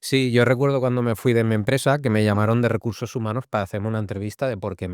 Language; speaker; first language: Spanish; native; Spanish